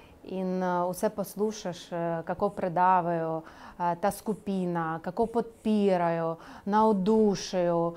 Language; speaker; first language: Slovenian; non-native, learner; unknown